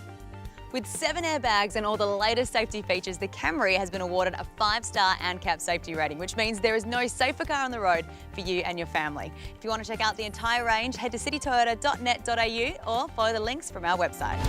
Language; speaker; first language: English; native; English